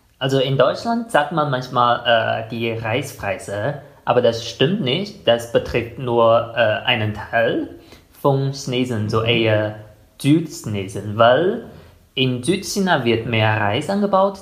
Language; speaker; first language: German; non-native, fluent; Chinese